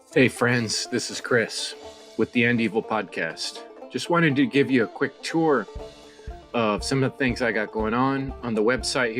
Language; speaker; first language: English; native; English